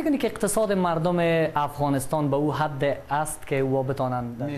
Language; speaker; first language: Persian; native; Persian